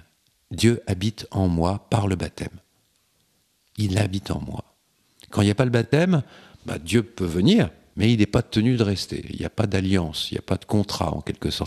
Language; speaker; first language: French; native; French